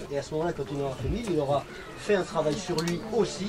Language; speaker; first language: French; native; French